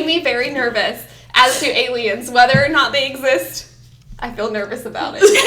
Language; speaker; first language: English; native; English